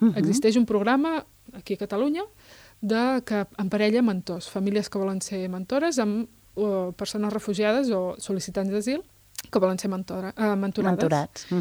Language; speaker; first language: Catalan; early bilingual, other home language; Berber languages